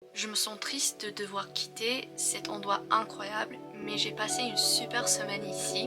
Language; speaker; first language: French; non-native, fluent; English